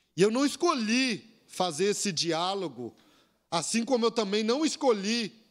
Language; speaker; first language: Portuguese; native; Portuguese